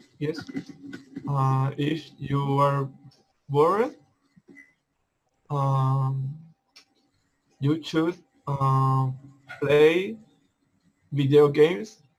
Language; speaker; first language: English; non-native, learner; Spanish